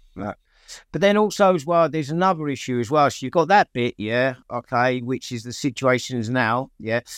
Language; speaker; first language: English; native; English